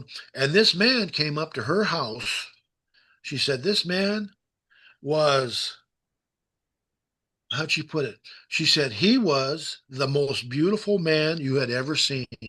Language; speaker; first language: English; native; English